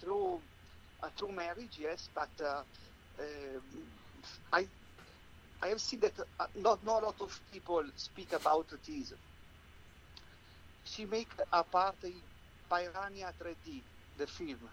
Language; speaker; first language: English; non-native, learner; Italian